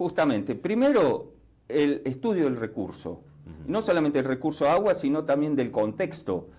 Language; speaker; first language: Spanish; native; Spanish